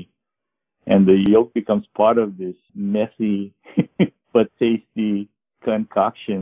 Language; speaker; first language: English; native; English